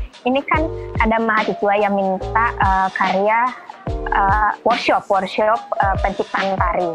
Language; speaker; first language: Indonesian; native; Indonesian